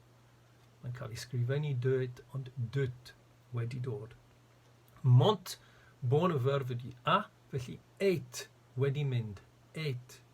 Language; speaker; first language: Welsh; native; Welsh